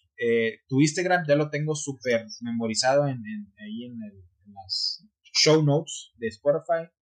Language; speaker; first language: Spanish; early bilingual, heritage; Spanish